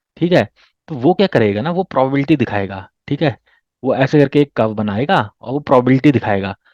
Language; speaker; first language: Hindi; native; Hindi